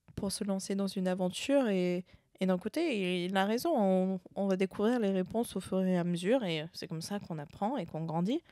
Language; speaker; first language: French; native; French